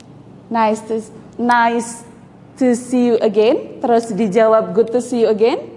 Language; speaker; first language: English; non-native, fluent; Indonesian